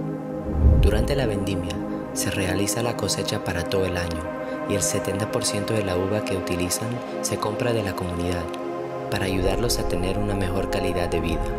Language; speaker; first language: Spanish; native; Spanish